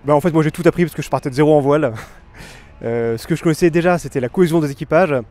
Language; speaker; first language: French; native; French